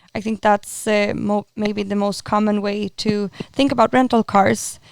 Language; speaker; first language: English; non-native, fluent; Swedish